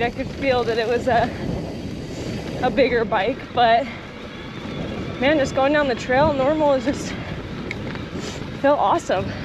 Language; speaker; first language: English; native; English